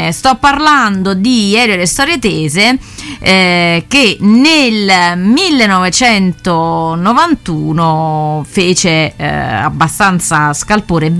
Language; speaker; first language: Italian; native; Italian